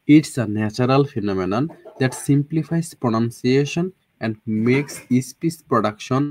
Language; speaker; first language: English; non-native, local second language; Bangla